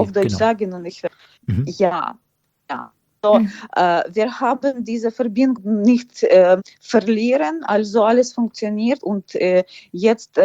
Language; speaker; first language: German; non-native, fluent; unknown